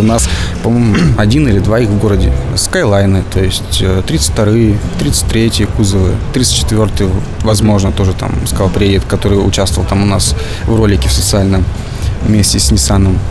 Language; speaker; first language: Russian; native; Russian